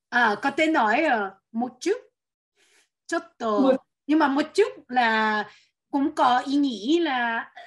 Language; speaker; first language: Vietnamese; non-native, learner; French